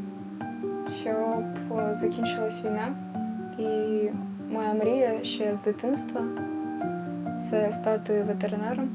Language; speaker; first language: Ukrainian; native; Ukrainian